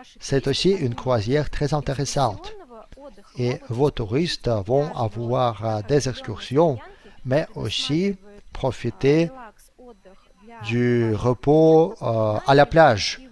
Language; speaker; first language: French; non-native, fluent; Russian